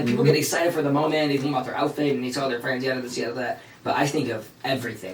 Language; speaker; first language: English; early bilingual, other home language; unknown